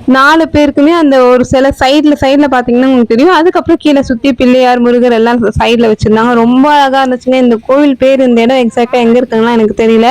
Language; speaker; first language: Tamil; native; Tamil